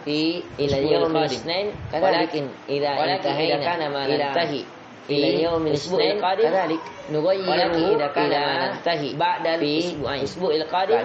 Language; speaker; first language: Arabic; non-native, fluent; Indonesian